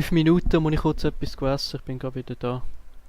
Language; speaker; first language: German; native; German